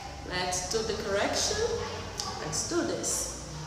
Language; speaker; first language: English; non-native, fluent; Portuguese